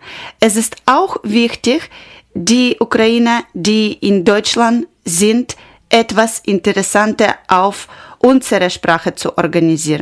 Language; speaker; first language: German; non-native, learner; Ukrainian